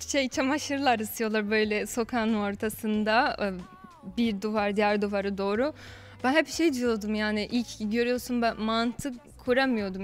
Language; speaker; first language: Turkish; non-native, fluent; Portuguese